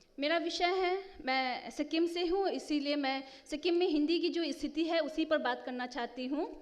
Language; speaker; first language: Hindi; non-native, local second language; Nepali